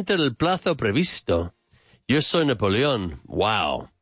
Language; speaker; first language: Spanish; non-native, fluent; English